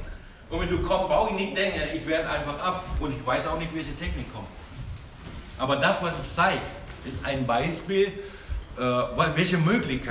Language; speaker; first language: German; non-native, learner; Thai